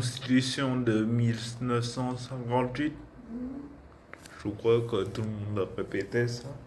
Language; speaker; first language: French; non-native, learner; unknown